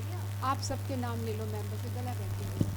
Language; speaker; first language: Hindi; native; Hindi